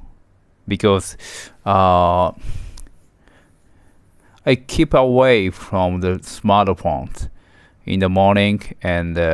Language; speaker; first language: English; non-native, learner; Japanese